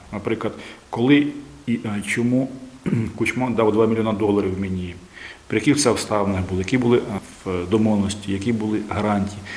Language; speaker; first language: Ukrainian; native; Ukrainian